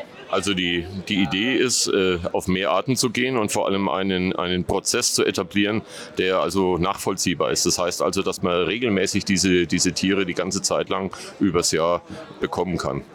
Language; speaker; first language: German; native; German